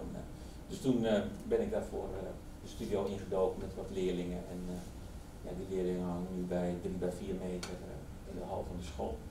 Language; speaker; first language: Dutch; native; Dutch